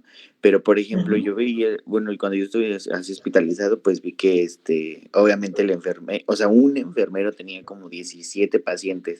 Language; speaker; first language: Spanish; native; Spanish